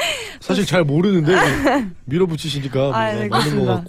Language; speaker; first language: Korean; native; Korean